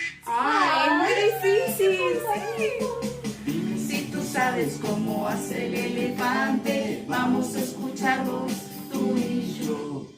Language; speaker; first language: Spanish; native; Spanish